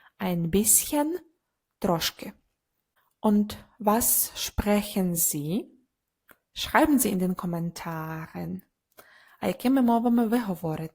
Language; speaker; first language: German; non-native, fluent; Ukrainian